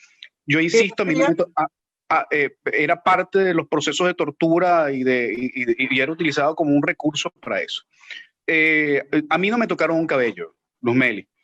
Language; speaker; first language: Spanish; native; Spanish